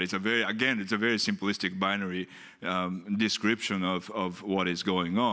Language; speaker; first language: English; non-native, fluent; Japanese